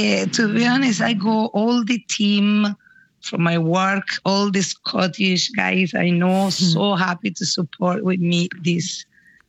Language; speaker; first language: English; non-native, learner; Spanish